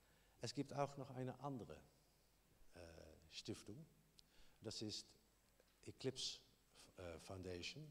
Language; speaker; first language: German; non-native, learner; Dutch